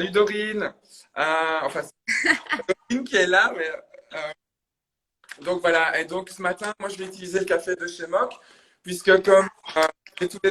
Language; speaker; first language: French; native; French